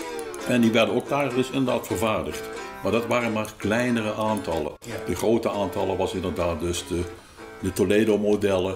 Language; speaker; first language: Dutch; native; Dutch